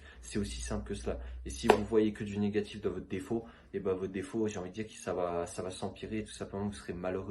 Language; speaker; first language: French; native; French